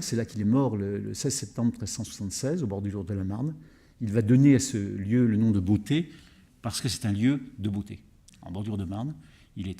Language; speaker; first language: French; native; French